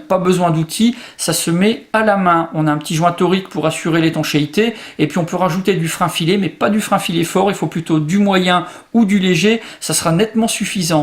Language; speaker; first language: French; native; French